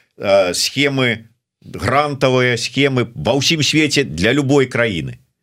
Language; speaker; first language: Belarusian; non-native, local second language; Russian